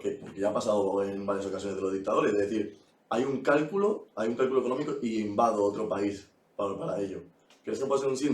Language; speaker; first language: Spanish; native; Spanish